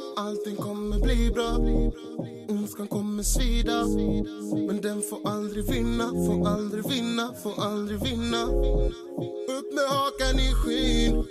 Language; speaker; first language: Swedish; native; Swedish